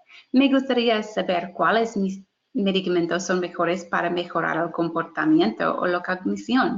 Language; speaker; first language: Spanish; non-native, fluent; English